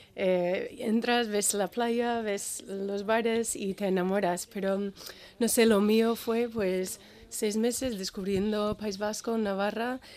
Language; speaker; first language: Spanish; non-native, fluent; English